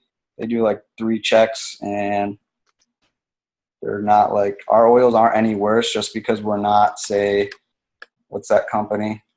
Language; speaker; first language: English; native; English